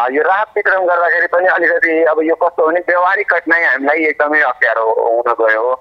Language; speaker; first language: Nepali; non-native, local second language; Maithili